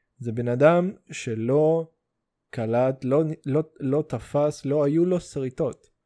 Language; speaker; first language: Hebrew; early bilingual, other home language; Russian